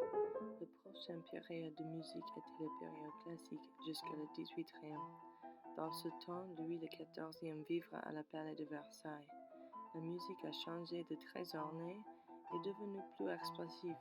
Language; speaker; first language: French; non-native, learner; English